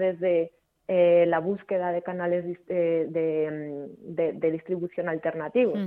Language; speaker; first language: Spanish; native; Spanish